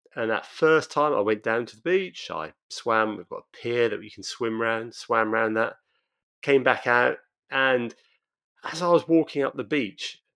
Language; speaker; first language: English; native; English